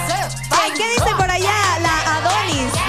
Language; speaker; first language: Spanish; native; Spanish